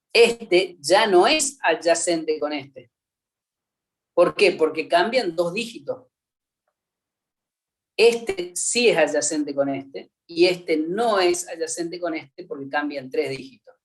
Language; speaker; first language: Spanish; native; Spanish